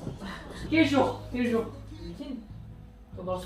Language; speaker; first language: French; non-native, fluent; Korean